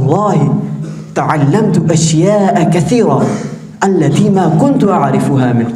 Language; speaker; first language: Arabic; non-native, learner; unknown